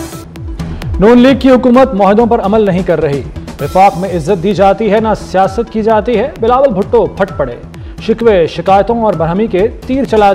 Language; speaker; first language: Urdu; native; Urdu